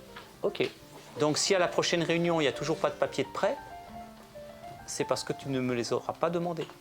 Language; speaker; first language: French; native; French